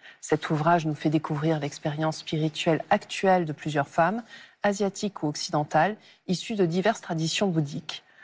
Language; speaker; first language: French; native; French